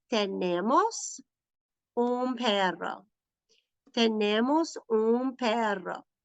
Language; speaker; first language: Spanish; non-native, fluent; English